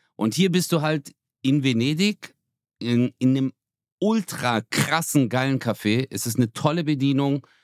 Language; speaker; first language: German; early bilingual, other home language; Turkish